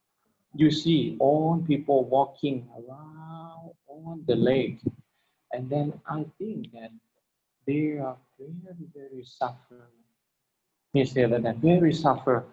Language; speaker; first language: English; non-native, learner; Lao